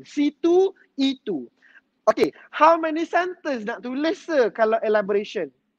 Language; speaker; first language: English; non-native, local second language; Malay